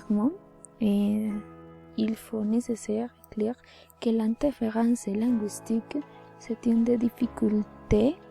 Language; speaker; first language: French; non-native, learner; Spanish